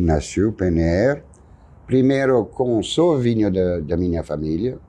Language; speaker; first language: Portuguese; non-native, fluent; French